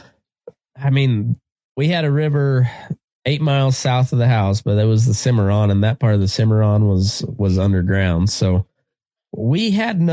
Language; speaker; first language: English; native; English